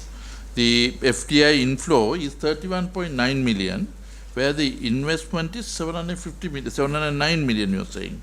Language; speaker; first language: English; non-native, local second language; Sinhala